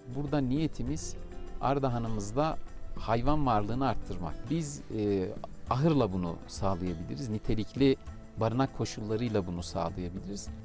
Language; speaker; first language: Turkish; native; Turkish